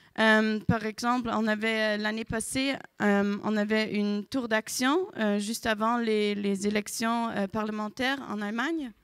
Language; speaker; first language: French; non-native, fluent; German